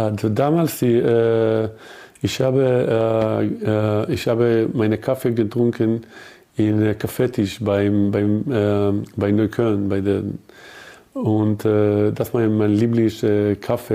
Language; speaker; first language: German; non-native, learner; Hebrew